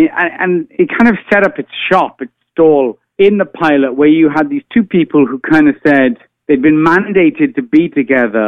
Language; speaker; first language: English; native; English